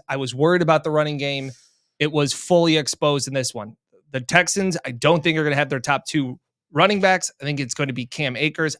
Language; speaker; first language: English; native; English